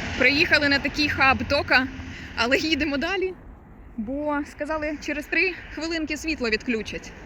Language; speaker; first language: Ukrainian; non-native, local second language; Russian